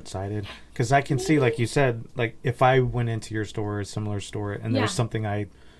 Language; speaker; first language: English; native; English